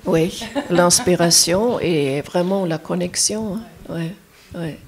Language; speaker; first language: French; non-native, fluent; German